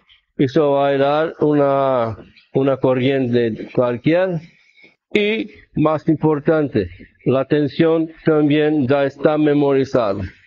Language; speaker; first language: Spanish; non-native, fluent; Portuguese